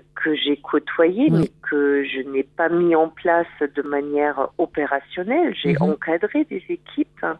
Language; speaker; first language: French; non-native, fluent; German